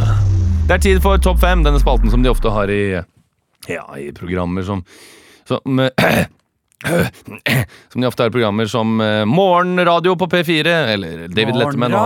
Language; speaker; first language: Norwegian; native; Norwegian